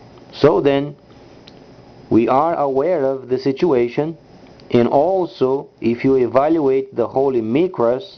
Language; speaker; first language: English; non-native, fluent; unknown